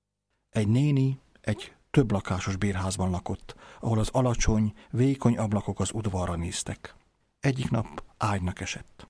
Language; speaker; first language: Hungarian; native; Hungarian